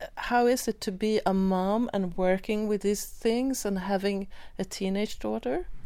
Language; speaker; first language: English; non-native, fluent; Swedish